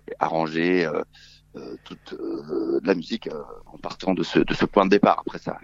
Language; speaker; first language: French; non-native, fluent; Italian